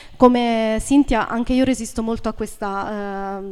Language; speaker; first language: Italian; native; Italian